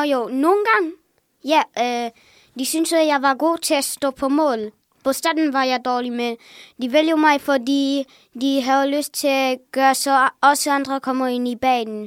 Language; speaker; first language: Danish; early bilingual, other home language; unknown